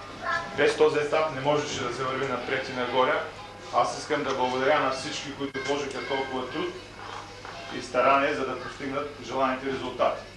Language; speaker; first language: Bulgarian; native; Bulgarian